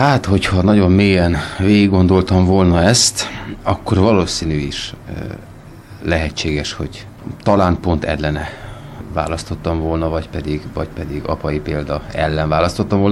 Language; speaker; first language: Hungarian; native; Hungarian